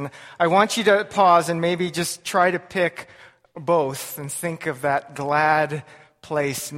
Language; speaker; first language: English; native; English